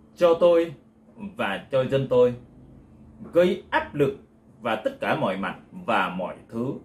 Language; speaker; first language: Vietnamese; non-native, local second language; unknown